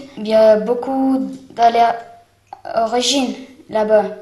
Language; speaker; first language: French; non-native, learner; Chechen